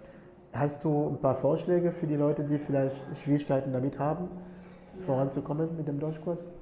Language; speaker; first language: German; non-native, fluent; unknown